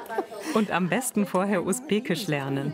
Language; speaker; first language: German; native; German